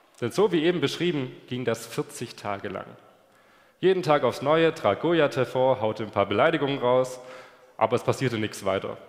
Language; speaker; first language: German; native; German